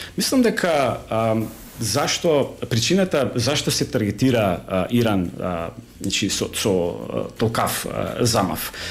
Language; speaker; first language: Macedonian; native; Macedonian